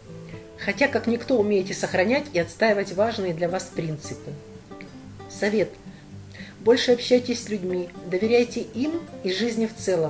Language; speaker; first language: Russian; native; Russian